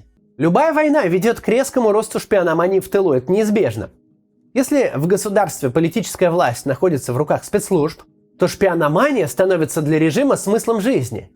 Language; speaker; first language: Russian; native; Russian